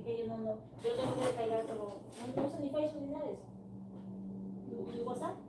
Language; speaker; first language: Spanish; native; Spanish